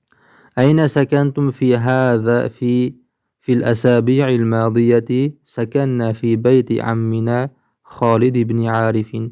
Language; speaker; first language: Arabic; non-native, fluent; Uzbek